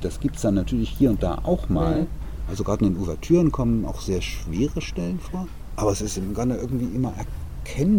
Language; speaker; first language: German; native; German